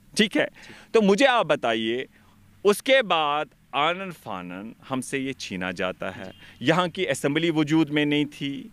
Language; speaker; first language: Hindi; non-native, local second language; Kashmiri